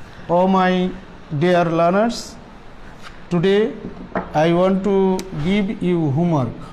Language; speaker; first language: English; non-native, local second language; Bangla